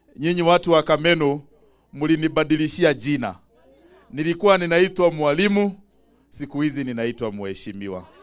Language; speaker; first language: Swahili; non-native, local second language; Kikuyu